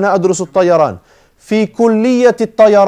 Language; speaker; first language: Arabic; non-native, fluent; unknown